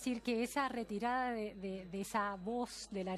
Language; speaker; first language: Spanish; native; Spanish